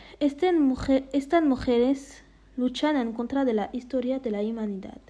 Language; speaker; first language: Spanish; non-native, learner; French